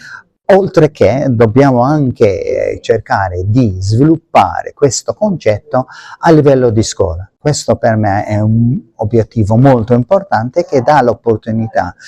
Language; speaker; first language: Italian; non-native, fluent; Maltese